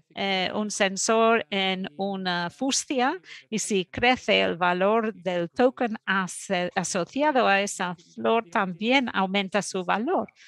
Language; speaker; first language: Spanish; non-native, fluent; Dutch